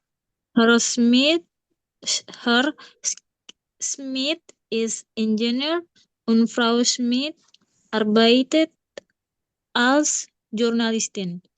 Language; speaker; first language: German; non-native, learner; Indonesian